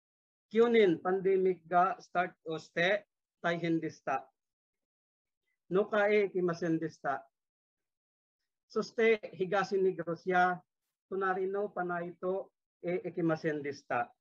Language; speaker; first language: Japanese; non-native, learner; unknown